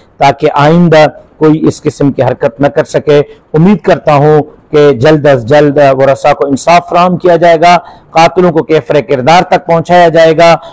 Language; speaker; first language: Urdu; non-native, local second language; Sindhi